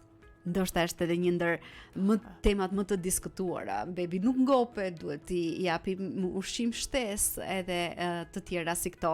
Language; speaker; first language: Albanian; native; Albanian